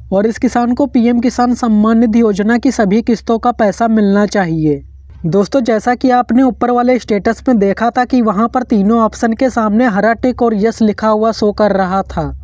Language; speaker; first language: Hindi; non-native, local second language; Marathi